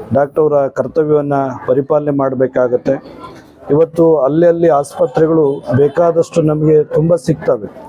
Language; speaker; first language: Kannada; native; Kannada